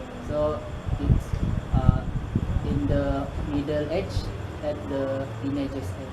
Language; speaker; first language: English; non-native, learner; Malay